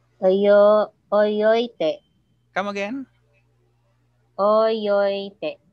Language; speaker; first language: Japanese; non-native, learner; Filipino